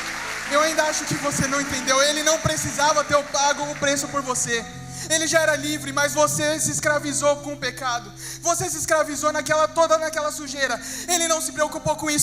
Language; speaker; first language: Portuguese; native; Portuguese